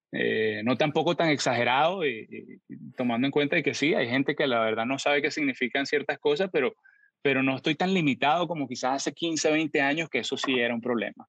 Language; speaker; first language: Spanish; native; Spanish